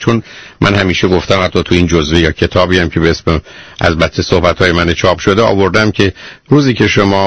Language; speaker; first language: Persian; native; Persian